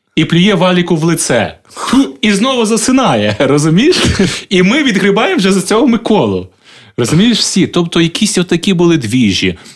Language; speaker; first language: Ukrainian; native; Ukrainian